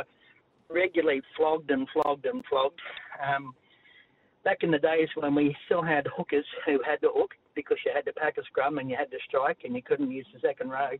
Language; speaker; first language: English; native; English